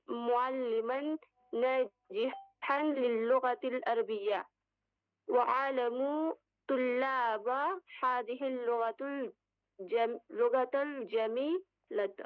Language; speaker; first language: Arabic; non-native, learner; Bangla